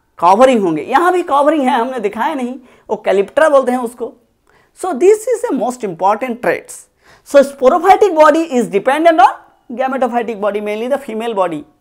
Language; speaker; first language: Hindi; non-native, local second language; Bangla